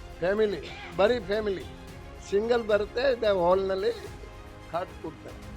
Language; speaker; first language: Kannada; non-native, local second language; Gujarati